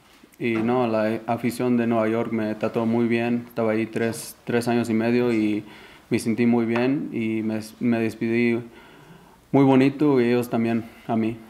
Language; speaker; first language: Spanish; early bilingual, heritage; Spanish